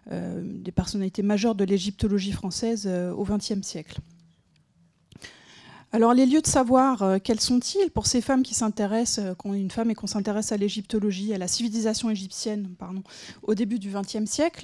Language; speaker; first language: French; native; French